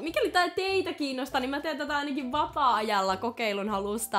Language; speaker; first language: Finnish; native; Finnish